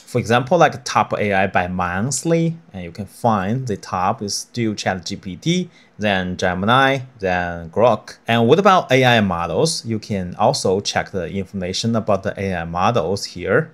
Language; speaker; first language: English; non-native, fluent; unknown